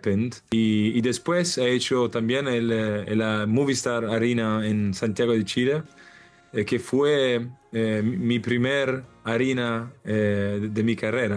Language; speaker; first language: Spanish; non-native, learner; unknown